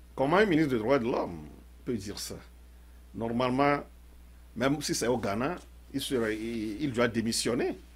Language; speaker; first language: French; non-native, local second language; Ewe